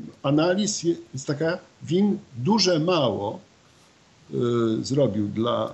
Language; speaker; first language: Polish; non-native, learner; Ukrainian